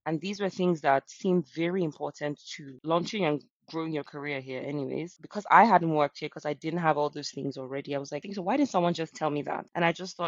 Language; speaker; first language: English; non-native, local second language; Yoruba